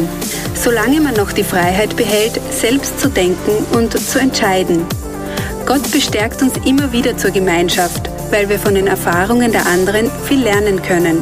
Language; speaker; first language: German; native; German